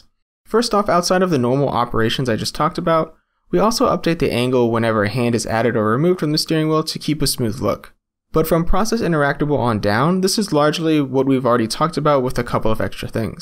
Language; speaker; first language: English; native; English